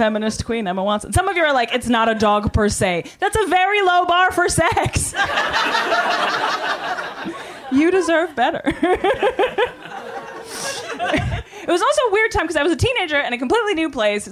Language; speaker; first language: English; non-native, fluent; Russian